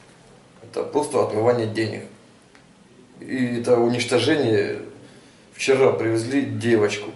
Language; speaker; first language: Russian; non-native, local second language; Ukrainian